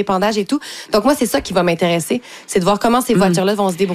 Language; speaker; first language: French; native; French